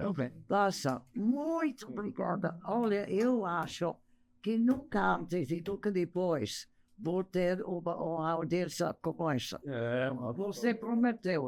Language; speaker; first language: Portuguese; non-native, fluent; English